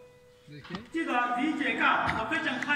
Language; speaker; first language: Chinese; non-native, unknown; Arabic